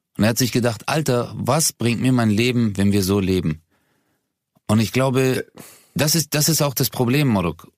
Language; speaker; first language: German; early bilingual, other home language; Turkish